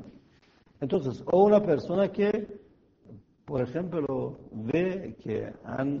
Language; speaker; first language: Spanish; non-native, fluent; Persian